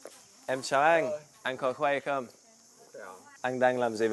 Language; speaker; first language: Vietnamese; non-native, learner; English